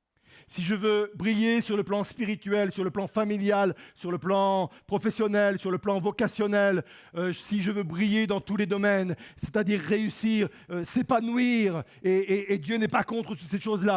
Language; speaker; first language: French; native; French